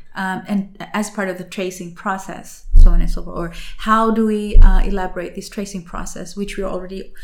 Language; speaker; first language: English; non-native, fluent; Indonesian